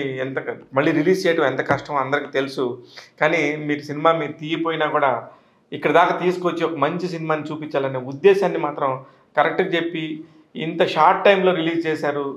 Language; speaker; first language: Telugu; native; Telugu